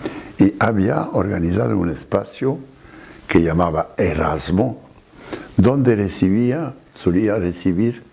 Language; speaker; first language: Spanish; non-native, fluent; French